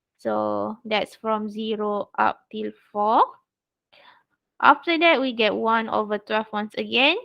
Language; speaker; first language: English; non-native, local second language; Malay